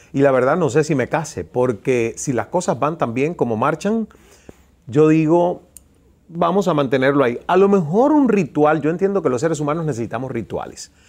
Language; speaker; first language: Spanish; native; Spanish